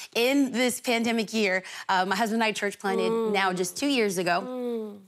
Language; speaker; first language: English; native; English